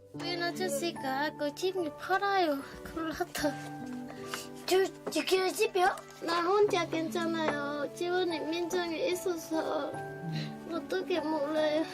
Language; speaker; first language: Korean; non-native, learner; Vietnamese